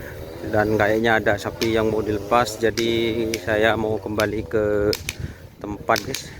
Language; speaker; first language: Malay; non-native, local second language; Madurese